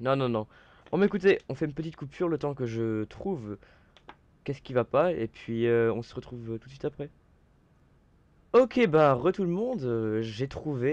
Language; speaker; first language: French; native; French